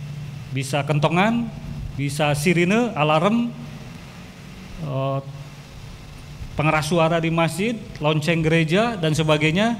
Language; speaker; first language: Indonesian; native; Indonesian